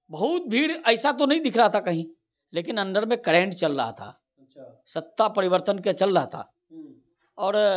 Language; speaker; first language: Hindi; native; Hindi